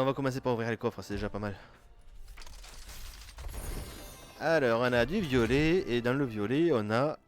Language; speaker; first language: French; native; French